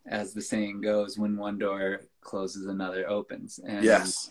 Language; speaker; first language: English; native; English